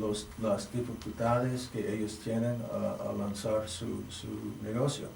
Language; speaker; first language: Spanish; non-native, fluent; English